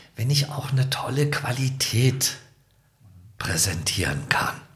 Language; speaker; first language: German; native; German